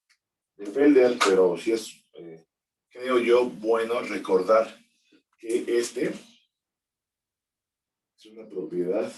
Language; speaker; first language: Spanish; native; Spanish